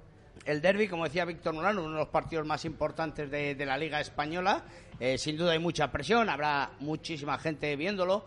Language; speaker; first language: Spanish; native; Spanish